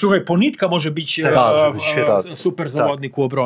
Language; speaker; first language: Polish; non-native, learner; Serbian